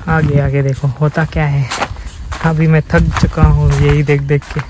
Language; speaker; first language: Hindi; non-native, local second language; Marathi